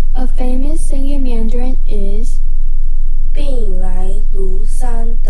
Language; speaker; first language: English; non-native, fluent; Spanish